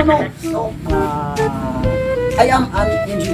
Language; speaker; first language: English; non-native, learner; Filipino